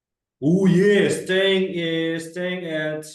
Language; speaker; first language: English; non-native, fluent; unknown